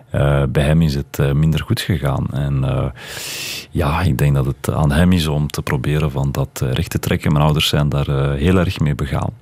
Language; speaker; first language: Dutch; early bilingual, other home language; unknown